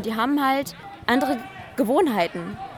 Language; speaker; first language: German; native; German